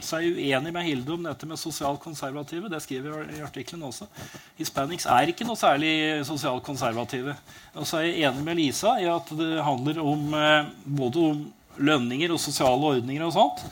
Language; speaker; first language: Norwegian; native; Norwegian